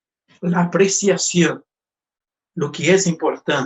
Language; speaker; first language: Spanish; non-native, fluent; Portuguese